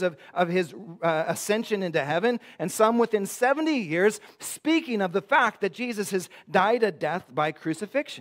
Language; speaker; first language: English; native; English